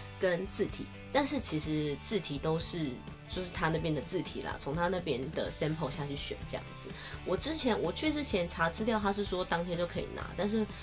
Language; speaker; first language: Chinese; native; Chinese